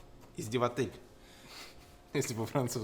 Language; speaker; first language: Russian; native; Russian